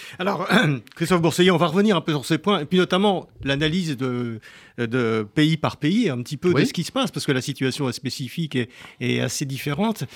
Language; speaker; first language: French; native; French